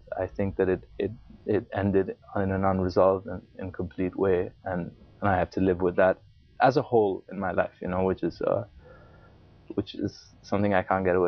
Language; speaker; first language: English; non-native, local second language; Urdu